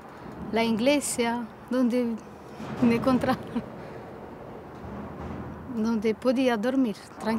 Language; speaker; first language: Spanish; non-native, learner; Romanian